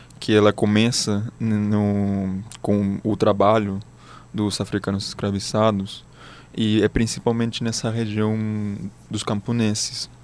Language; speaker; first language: Portuguese; non-native, fluent; Spanish